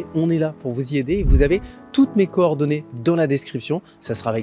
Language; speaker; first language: French; native; French